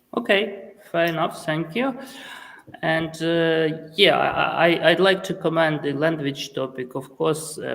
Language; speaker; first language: English; non-native, fluent; Ukrainian